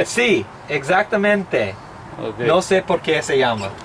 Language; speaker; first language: Spanish; non-native, learner; English